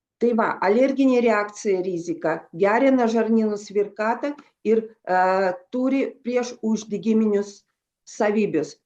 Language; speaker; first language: Lithuanian; non-native, local second language; Russian